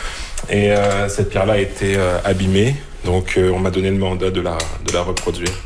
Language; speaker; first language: French; native; French